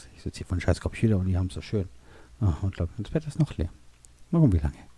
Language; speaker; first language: German; native; German